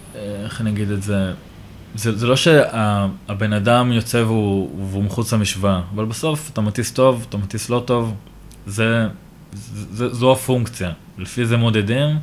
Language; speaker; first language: Hebrew; native; Hebrew